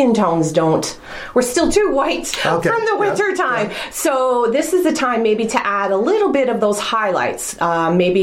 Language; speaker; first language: English; native; English